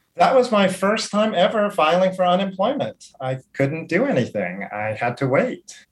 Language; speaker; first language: English; native; English